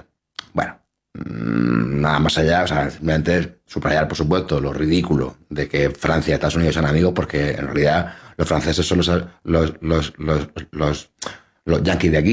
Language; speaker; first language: Spanish; native; Spanish